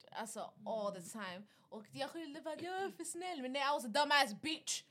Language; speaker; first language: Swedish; early bilingual, other home language; Arabic